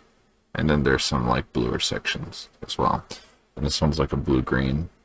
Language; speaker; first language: English; native; English